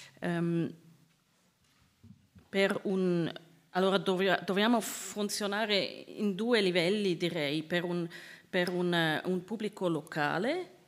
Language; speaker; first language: Italian; non-native, learner; Swiss German